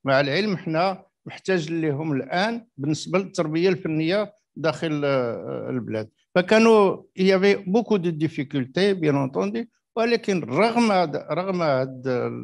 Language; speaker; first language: Arabic; native; Arabic